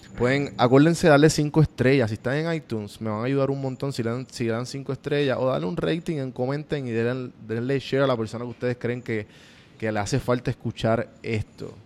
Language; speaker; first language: Spanish; native; Spanish